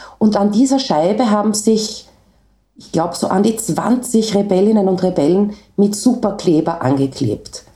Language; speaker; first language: German; native; German